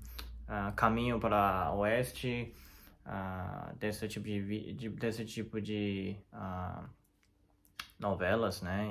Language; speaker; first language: Portuguese; non-native, learner; Chinese